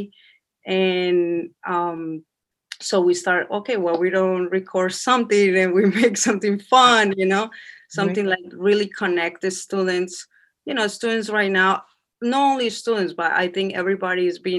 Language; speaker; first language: English; non-native, fluent; Spanish